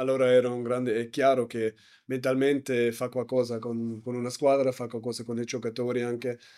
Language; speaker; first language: Italian; non-native, learner; German